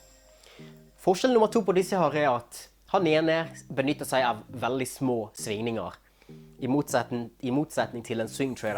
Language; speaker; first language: Norwegian; native; Norwegian